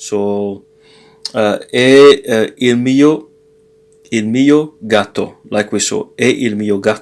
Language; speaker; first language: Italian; non-native, learner; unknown